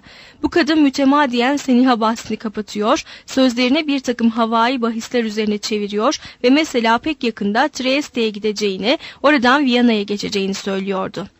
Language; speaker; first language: Turkish; native; Turkish